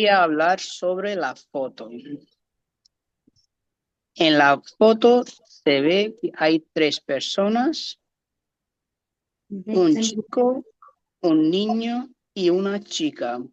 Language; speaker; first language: Spanish; non-native, learner; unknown